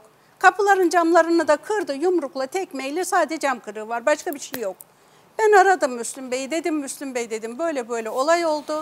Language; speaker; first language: Turkish; native; Turkish